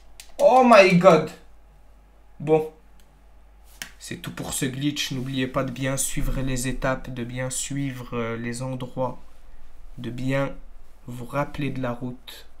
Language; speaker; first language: French; native; French